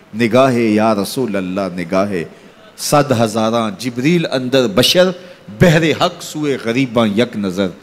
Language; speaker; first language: Urdu; non-native, local second language; Punjabi